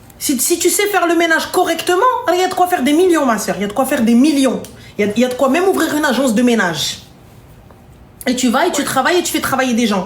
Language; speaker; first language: French; native; French